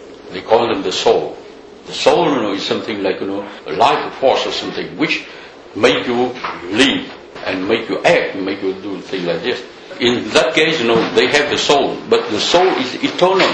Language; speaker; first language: English; non-native, fluent; Vietnamese